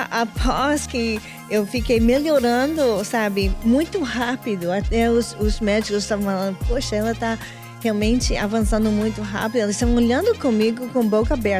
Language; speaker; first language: Portuguese; non-native, fluent; English